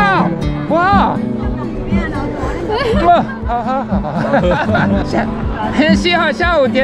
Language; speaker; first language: Chinese; non-native, learner; Japanese